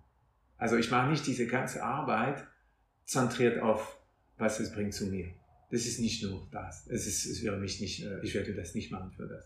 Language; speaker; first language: German; non-native, fluent; French